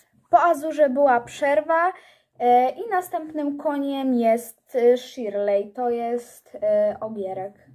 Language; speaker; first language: Polish; native; Polish